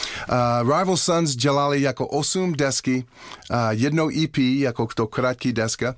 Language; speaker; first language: Czech; non-native, learner; English